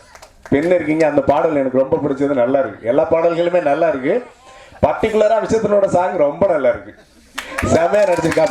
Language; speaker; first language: Tamil; native; Tamil